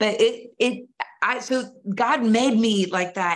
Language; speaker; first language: English; native; English